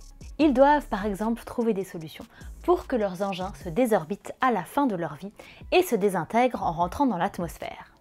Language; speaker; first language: French; native; French